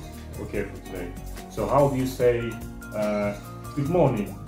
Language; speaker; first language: English; non-native, fluent; Russian